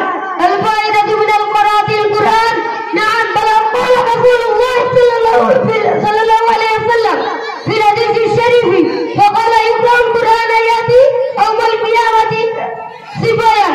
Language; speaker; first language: Arabic; non-native, learner; Bangla